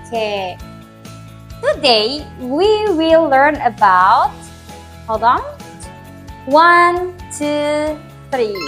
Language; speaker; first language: English; non-native, learner; Indonesian